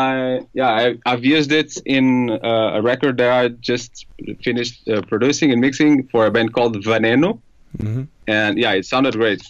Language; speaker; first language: English; non-native, fluent; Portuguese